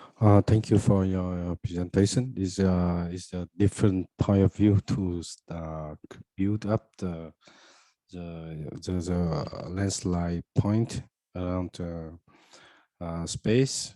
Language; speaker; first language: English; non-native, fluent; Vietnamese